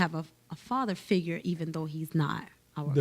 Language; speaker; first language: English; native; English